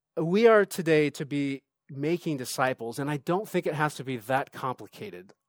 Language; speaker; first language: English; native; English